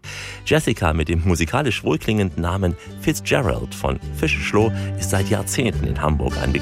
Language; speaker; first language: German; native; German